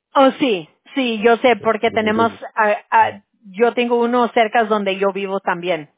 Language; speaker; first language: Spanish; early bilingual, heritage; Spanish